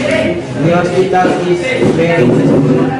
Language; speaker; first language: English; non-native, learner; Indonesian